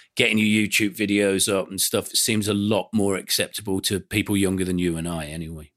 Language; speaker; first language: English; native; English